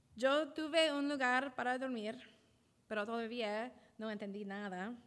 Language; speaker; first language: Spanish; non-native, learner; English